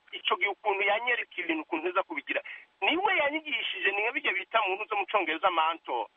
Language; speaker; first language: Rundi; native; Rundi